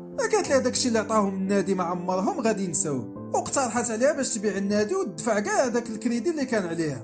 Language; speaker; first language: Arabic; native; Arabic